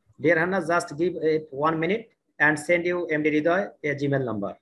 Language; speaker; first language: English; non-native, learner; Bangla